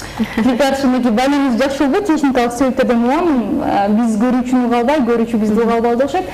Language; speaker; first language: Kyrgyz; native; Kyrgyz